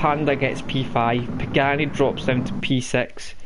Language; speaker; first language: English; native; English